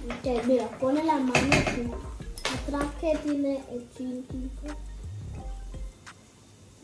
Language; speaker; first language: Spanish; early bilingual, heritage; Spanish